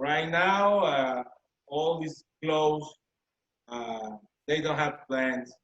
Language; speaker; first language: English; non-native, learner; Spanish